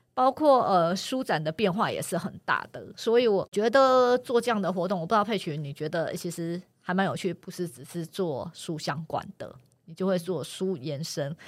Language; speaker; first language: Chinese; native; Chinese